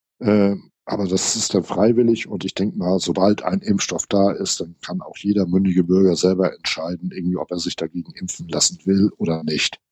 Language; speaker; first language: German; native; German